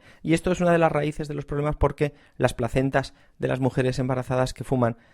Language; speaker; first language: Spanish; native; Spanish